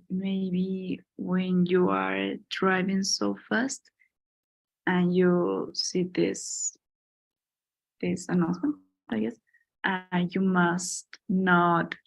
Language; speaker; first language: English; non-native, learner; Spanish